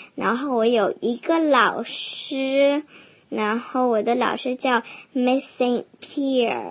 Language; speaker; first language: Chinese; early bilingual, heritage; Chinese